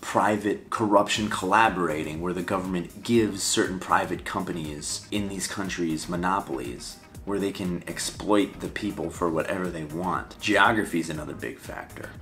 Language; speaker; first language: English; native; English